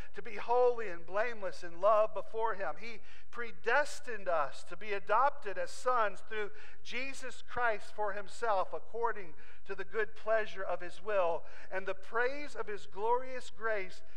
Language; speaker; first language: English; native; English